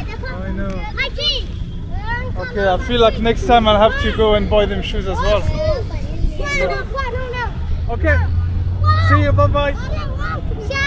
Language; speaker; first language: English; non-native, fluent; French